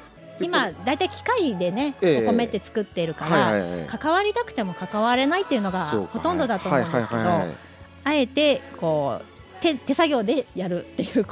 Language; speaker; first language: Japanese; native; Japanese